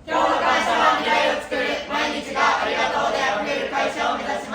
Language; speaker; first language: Japanese; native; Japanese